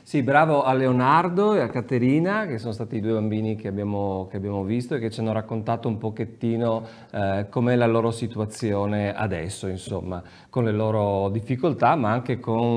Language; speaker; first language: Italian; native; Italian